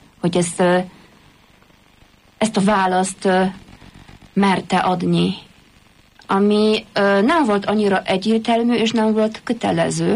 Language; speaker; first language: Hungarian; non-native, fluent; Polish